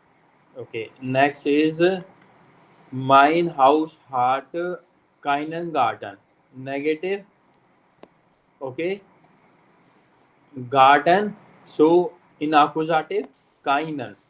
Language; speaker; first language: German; non-native, fluent; Hindi